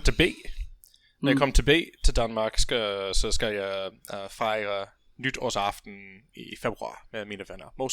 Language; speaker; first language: Danish; non-native, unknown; English